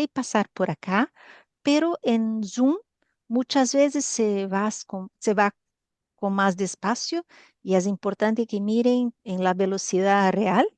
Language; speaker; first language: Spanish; non-native, learner; Portuguese